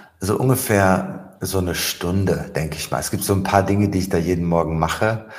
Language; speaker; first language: German; early bilingual, other home language; Arabic